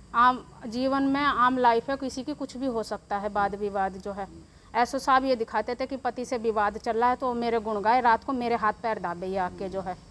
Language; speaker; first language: Hindi; native; Hindi